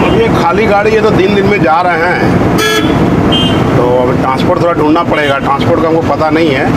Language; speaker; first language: Hindi; native; Hindi